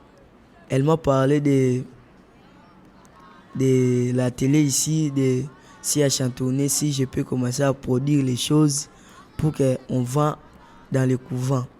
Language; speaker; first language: French; non-native, local second language; Lingala